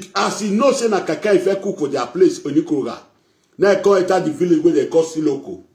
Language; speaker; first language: Nigerian Pidgin; non-native, local second language; Bini